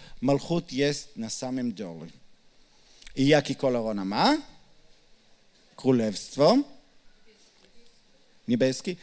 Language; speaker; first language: Polish; non-native, learner; Hebrew